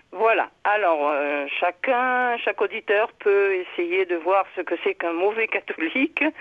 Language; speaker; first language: French; native; French